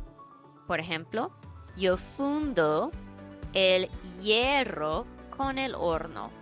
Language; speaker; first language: Spanish; non-native, fluent; English